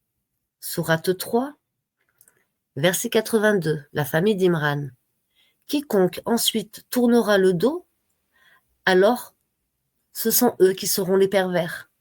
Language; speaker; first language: French; native; French